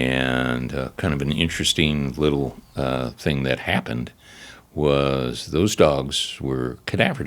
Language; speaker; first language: English; native; English